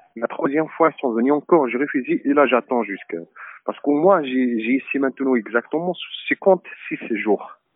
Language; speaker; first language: French; non-native, learner; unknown